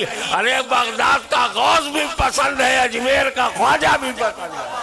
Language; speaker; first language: Urdu; native; Urdu